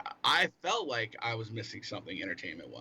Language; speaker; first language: English; native; English